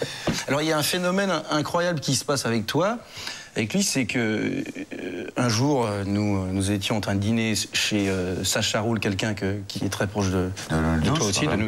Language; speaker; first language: French; native; French